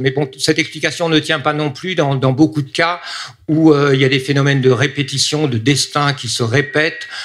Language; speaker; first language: French; native; French